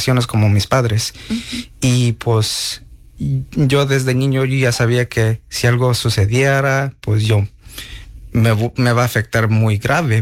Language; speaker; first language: Spanish; early bilingual, heritage; Spanish